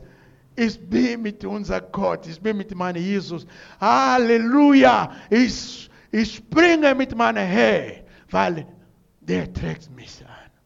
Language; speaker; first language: German; non-native, learner; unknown